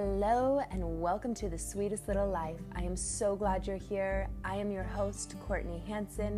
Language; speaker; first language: English; native; English